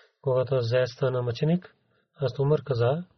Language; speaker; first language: Bulgarian; non-native, learner; Urdu